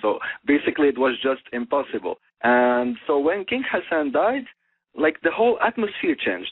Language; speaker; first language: English; non-native, fluent; Arabic